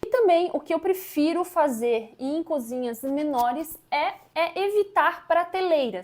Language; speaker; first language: Portuguese; native; Portuguese